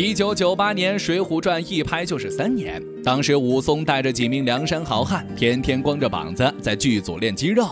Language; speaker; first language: Chinese; native; Chinese